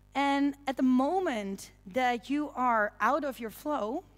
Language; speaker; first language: English; non-native, fluent; Dutch